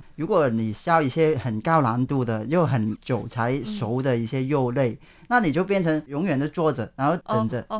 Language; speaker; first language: Chinese; non-native, local second language; Cantonese